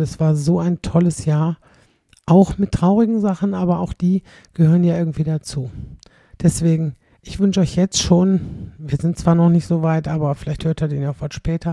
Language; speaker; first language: German; native; German